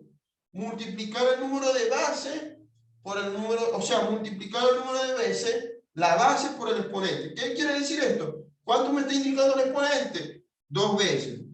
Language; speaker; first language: Spanish; native; Spanish